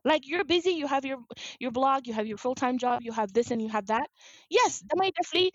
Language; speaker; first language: English; non-native, fluent; Wolof